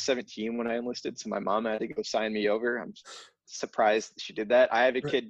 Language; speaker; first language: English; native; English